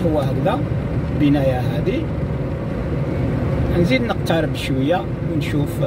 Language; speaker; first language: Arabic; native; Arabic